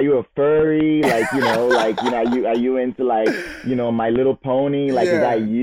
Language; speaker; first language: English; non-native, local second language; Igbo